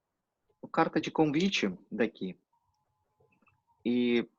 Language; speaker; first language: Portuguese; non-native, fluent; Russian